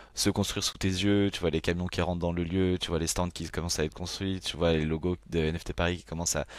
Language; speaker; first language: French; native; French